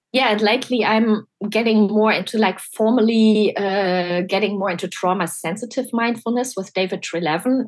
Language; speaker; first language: English; non-native, fluent; German